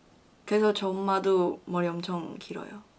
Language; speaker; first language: Korean; non-native, learner; Chinese